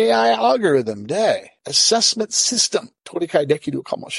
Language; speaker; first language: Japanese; non-native, learner; English